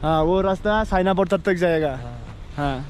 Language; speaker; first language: Hindi; non-native, local second language; Bodo